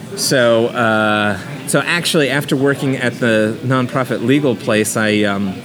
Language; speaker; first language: English; native; English